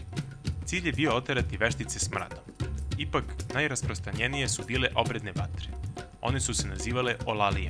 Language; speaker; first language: Serbian; native; Serbian